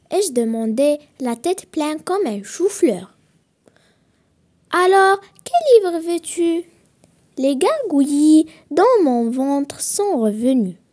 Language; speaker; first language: French; non-native, local second language; Arabic